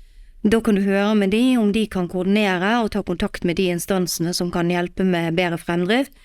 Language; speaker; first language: Norwegian; native; Norwegian